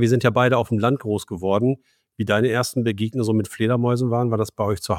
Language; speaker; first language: German; native; German